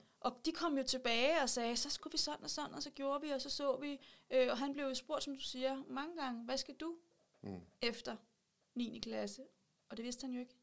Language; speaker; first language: Danish; native; Danish